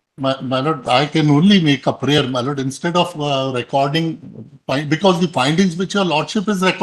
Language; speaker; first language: English; non-native, local second language; Hindi